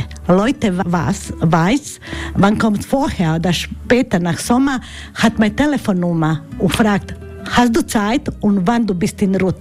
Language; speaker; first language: German; non-native, learner; Croatian